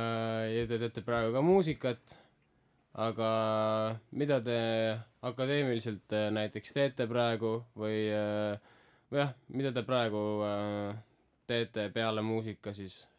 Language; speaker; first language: Estonian; native; Estonian